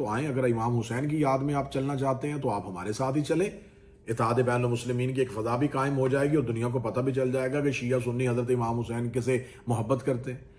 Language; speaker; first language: Urdu; non-native, local second language; Punjabi